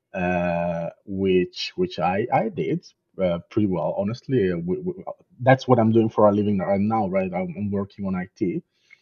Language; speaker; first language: English; non-native, fluent; Italian